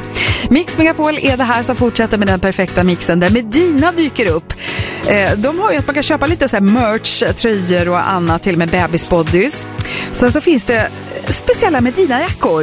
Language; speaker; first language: Swedish; native; Swedish